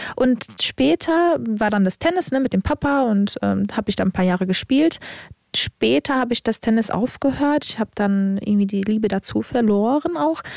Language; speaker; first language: German; early bilingual, other home language; Serbian